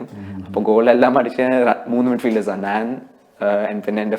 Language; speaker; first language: Malayalam; early bilingual, heritage; Malayalam